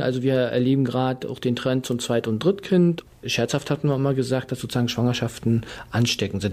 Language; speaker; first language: German; native; German